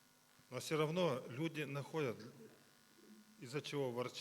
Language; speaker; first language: Russian; native; Russian